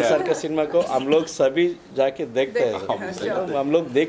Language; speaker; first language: Hindi; non-native, learner; Kannada